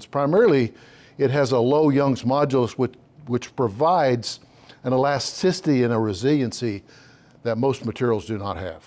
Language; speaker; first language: English; native; English